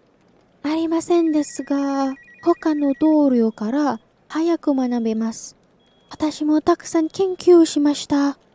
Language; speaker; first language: Japanese; non-native, learner; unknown